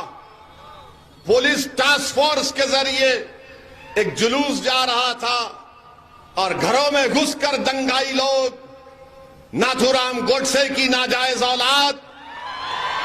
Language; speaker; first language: Urdu; native; Urdu